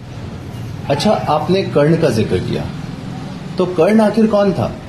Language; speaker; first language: Hindi; native; Hindi